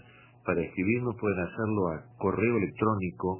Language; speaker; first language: Spanish; native; Spanish